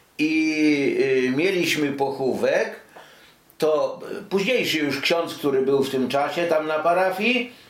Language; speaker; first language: Polish; native; Polish